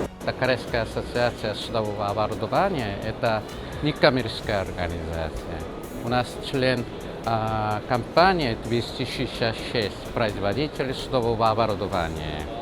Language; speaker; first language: Russian; non-native, fluent; Korean